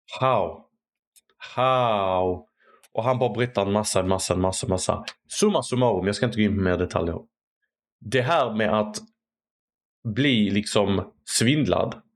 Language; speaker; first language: Swedish; native; Swedish